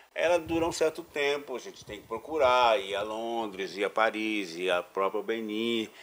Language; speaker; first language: Portuguese; native; Portuguese